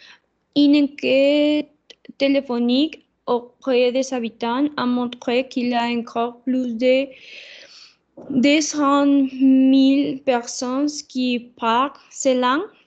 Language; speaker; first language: French; non-native, learner; Spanish